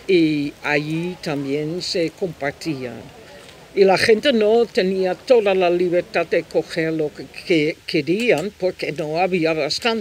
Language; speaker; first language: Spanish; non-native, fluent; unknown